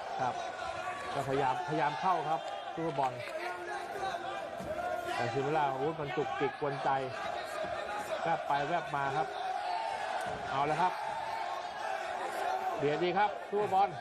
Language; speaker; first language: Thai; native; Thai